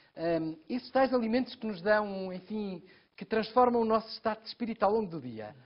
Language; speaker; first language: Portuguese; native; Portuguese